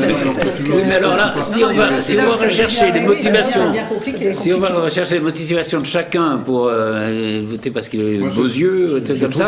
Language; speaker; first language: French; native; French